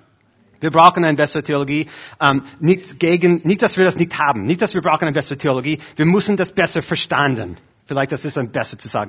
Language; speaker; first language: German; non-native, fluent; English